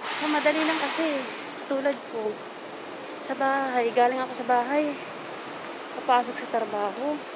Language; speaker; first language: Filipino; non-native, local second language; Cebuano